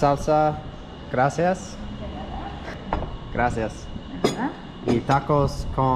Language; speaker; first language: Spanish; non-native, learner; English